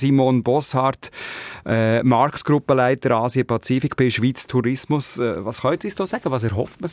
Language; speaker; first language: German; native; German